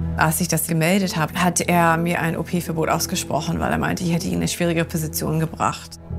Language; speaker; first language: German; non-native, fluent; English